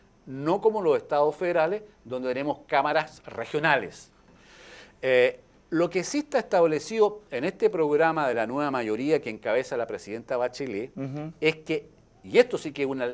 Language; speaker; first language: Spanish; native; Spanish